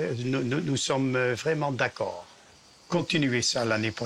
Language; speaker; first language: French; non-native, fluent; Dutch